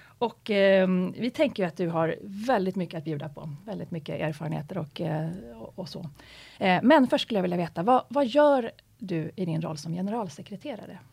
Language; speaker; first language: Swedish; native; Swedish